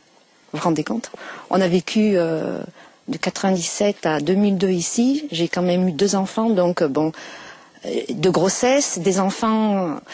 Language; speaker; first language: French; native; French